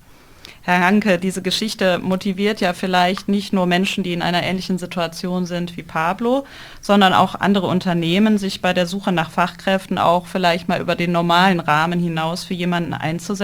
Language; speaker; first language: German; native; German